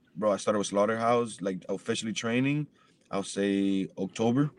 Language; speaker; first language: English; early bilingual, other home language; Spanish